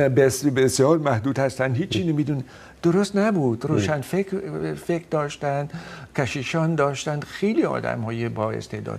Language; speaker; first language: Persian; non-native, fluent; Dutch